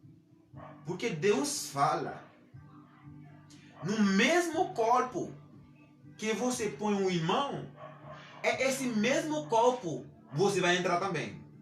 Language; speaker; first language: Portuguese; non-native, learner; Haitian Creole